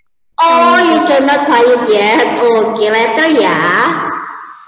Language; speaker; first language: English; non-native, learner; Indonesian